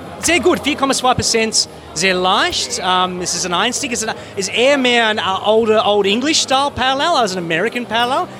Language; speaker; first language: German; non-native, fluent; English